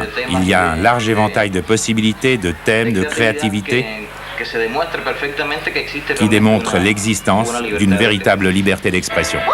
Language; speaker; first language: French; native; French